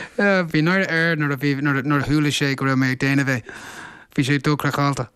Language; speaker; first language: Irish; non-native, local second language; English